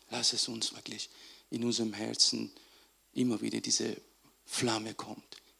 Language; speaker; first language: German; non-native, fluent; Persian